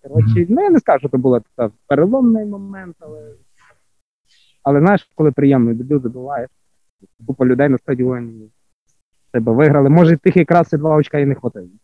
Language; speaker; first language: Ukrainian; native; Ukrainian